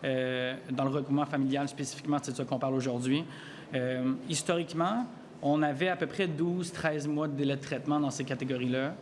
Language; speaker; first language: French; native; French